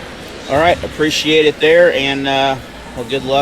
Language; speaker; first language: English; native; English